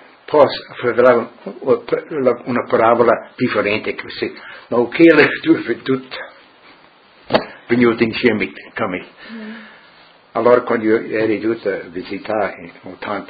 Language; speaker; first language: Italian; early bilingual, heritage; Friulian